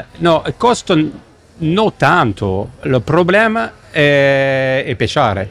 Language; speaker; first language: Italian; non-native, learner; French